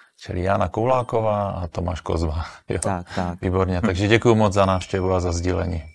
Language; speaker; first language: Czech; native; Czech